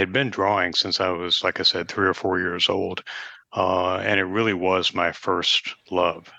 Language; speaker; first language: English; native; English